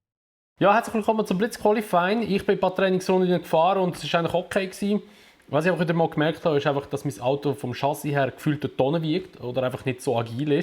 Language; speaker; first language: German; native; German